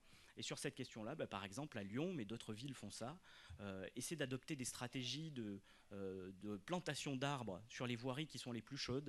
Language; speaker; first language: French; native; French